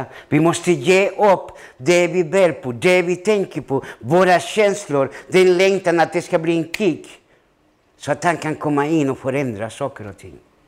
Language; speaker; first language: Swedish; non-native, fluent; Spanish